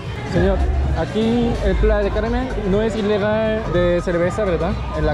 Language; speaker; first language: Spanish; non-native, learner; Korean